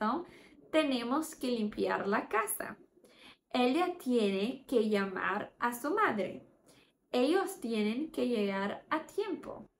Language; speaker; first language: Spanish; non-native, fluent; Portuguese